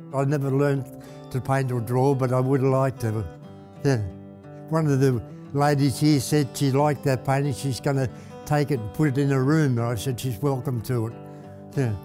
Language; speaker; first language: English; native; English